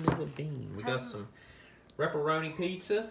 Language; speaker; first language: English; native; English